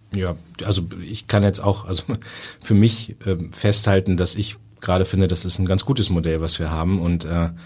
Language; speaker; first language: German; native; German